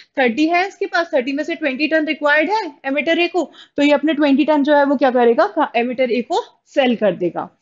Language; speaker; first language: Hindi; native; Hindi